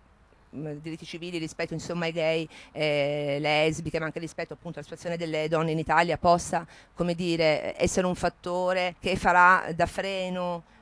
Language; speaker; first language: Italian; native; Italian